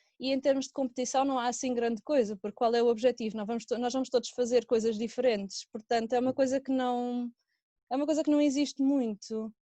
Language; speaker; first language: Portuguese; native; Portuguese